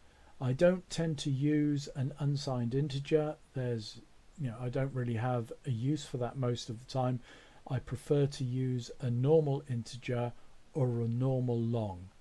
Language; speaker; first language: English; native; English